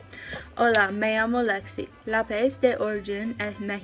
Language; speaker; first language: Spanish; non-native, learner; English